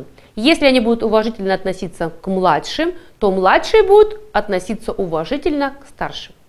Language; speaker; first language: Russian; native; Russian